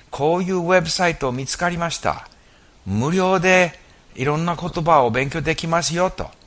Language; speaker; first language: Japanese; native; Japanese